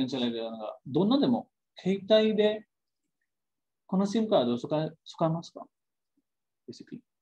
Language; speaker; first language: Japanese; non-native, fluent; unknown